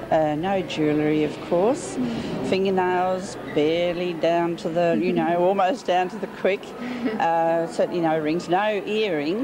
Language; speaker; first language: English; native; English